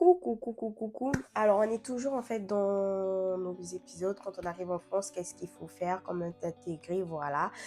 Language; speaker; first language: French; non-native, fluent; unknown